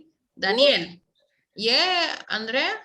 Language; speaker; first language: English; non-native, fluent; Spanish